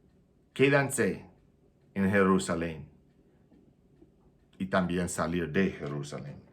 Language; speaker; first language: Spanish; non-native, fluent; English